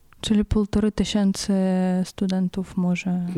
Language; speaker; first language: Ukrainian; non-native, learner; Polish